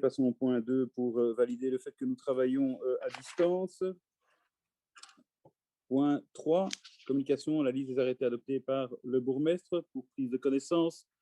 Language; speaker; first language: French; native; French